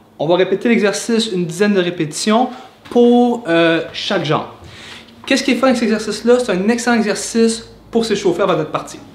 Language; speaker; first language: French; native; French